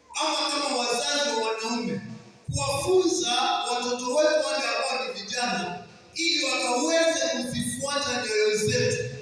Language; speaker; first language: Swahili; non-native, local second language; Kamba